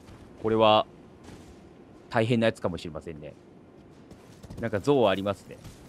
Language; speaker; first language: Japanese; native; Japanese